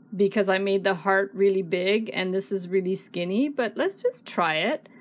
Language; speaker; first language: English; native; English